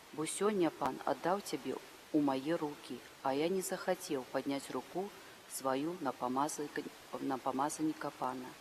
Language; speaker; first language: Belarusian; native; Belarusian